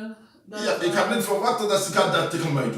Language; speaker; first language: Dutch; non-native, learner; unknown